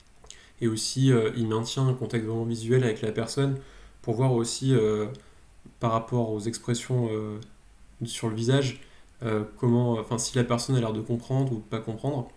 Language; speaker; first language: French; native; French